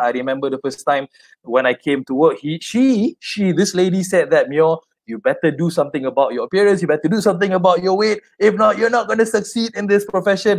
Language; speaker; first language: English; non-native, local second language; Malay